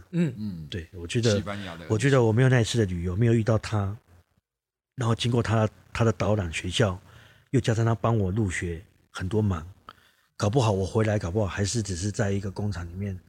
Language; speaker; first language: Chinese; native; Chinese